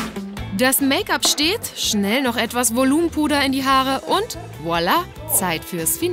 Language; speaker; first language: German; native; German